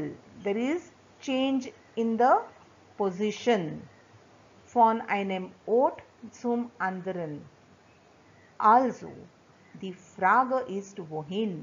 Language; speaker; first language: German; non-native, fluent; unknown